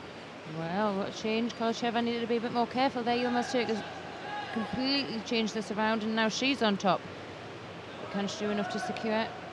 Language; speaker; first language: English; native; English